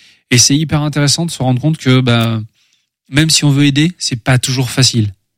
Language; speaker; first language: French; native; French